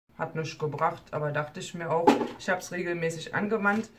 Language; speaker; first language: German; native; German